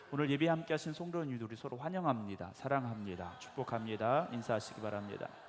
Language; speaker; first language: Korean; native; Korean